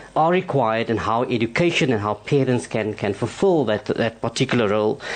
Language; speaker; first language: English; non-native, local second language; Afrikaans